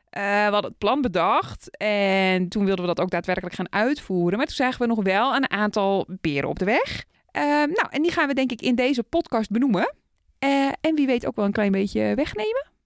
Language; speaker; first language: Dutch; native; Dutch